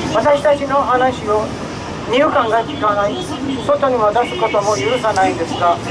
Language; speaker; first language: Japanese; non-native, fluent; Persian